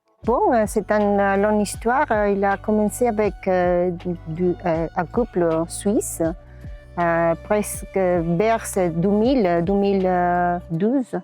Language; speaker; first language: French; non-native, learner; Spanish